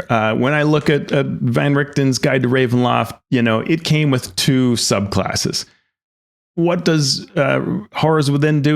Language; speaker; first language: English; native; English